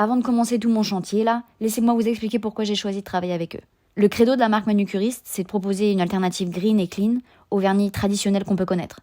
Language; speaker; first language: French; native; French